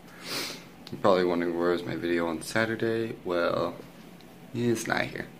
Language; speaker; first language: English; native; English